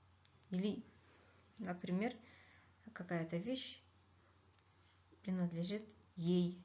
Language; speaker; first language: Russian; non-native, local second language; Kyrgyz